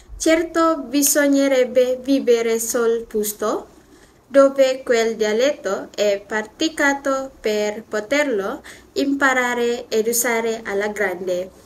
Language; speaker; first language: Italian; non-native, learner; Malay